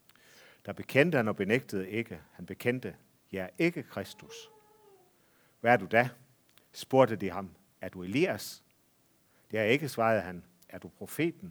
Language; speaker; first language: Danish; native; Danish